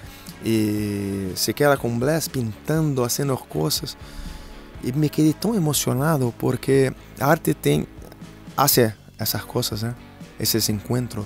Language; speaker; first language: Spanish; non-native, fluent; Portuguese